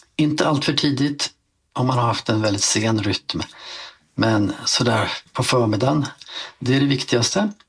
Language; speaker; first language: Swedish; native; Swedish